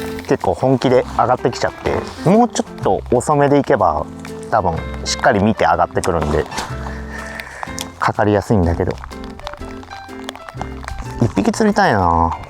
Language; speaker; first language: Japanese; native; Japanese